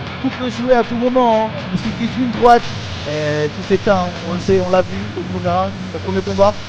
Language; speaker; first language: French; native; French